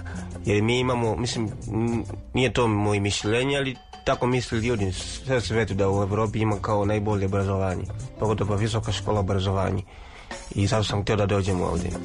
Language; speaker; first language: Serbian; non-native, fluent; Swahili